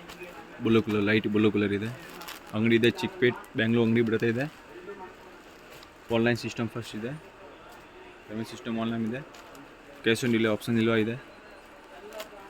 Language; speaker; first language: Kannada; non-native, local second language; Hindi